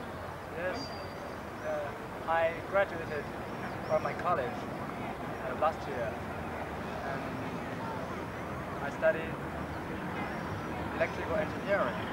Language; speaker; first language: English; non-native, learner; Chinese